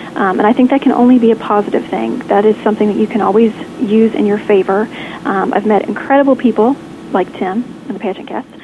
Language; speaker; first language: English; native; English